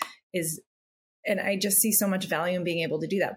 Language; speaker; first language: English; native; English